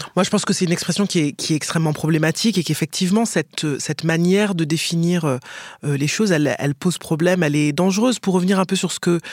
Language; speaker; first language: French; native; French